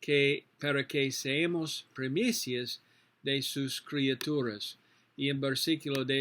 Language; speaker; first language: Spanish; non-native, learner; English